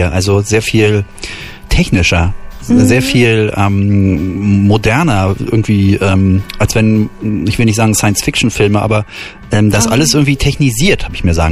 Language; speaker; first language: German; native; German